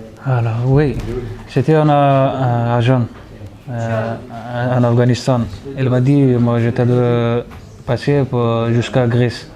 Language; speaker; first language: French; non-native, learner; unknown